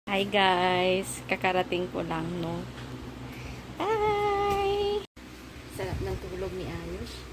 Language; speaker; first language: Filipino; non-native, local second language; Cebuano